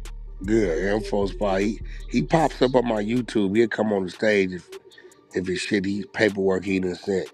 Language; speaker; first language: English; native; English